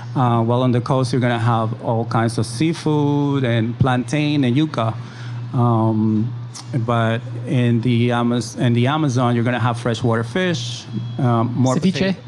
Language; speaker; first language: English; early bilingual, other home language; Spanish